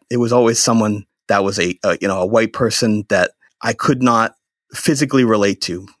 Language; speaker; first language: English; native; English